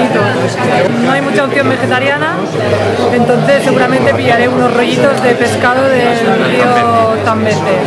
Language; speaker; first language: Spanish; native; Spanish